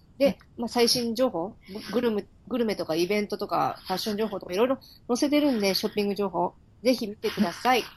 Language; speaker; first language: Japanese; native; Japanese